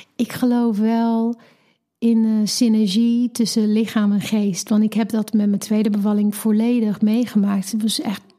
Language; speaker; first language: Dutch; non-native, fluent; English